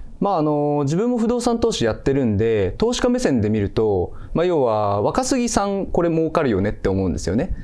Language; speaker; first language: Japanese; native; Japanese